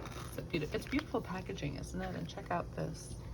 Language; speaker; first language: English; native; English